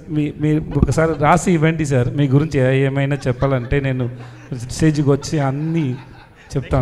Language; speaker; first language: Telugu; non-native, learner; Tamil